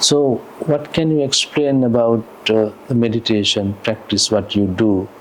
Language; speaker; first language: English; non-native, local second language; Sinhala